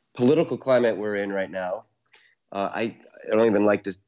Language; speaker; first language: English; native; English